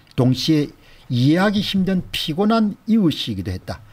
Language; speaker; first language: Korean; native; Korean